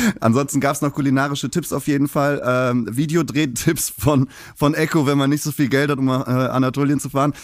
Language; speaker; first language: German; native; German